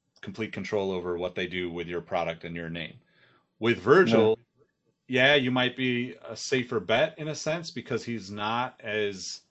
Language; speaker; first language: English; native; English